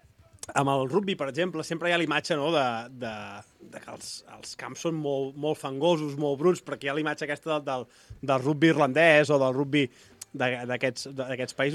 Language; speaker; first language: Catalan; native; Catalan